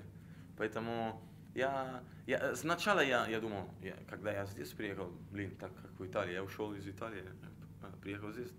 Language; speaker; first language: Russian; non-native, learner; Italian